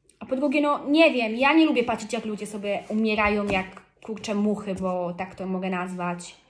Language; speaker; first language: Polish; early bilingual, heritage; Polish